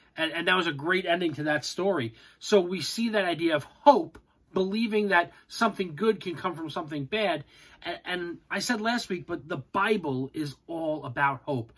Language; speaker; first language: English; native; English